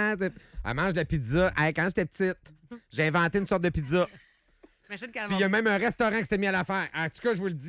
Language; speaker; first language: French; native; French